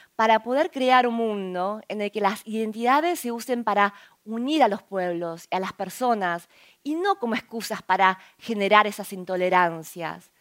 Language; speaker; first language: Spanish; early bilingual, other home language; Korean